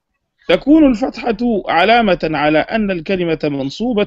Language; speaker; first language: Arabic; non-native, fluent; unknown